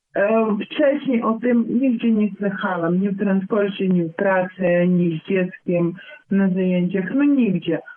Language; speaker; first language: Polish; non-native, learner; Ukrainian